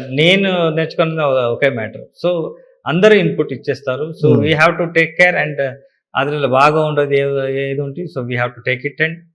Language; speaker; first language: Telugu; non-native, learner; Kannada